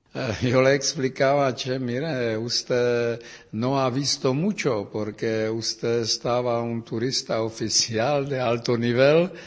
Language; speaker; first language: Spanish; non-native, learner; Czech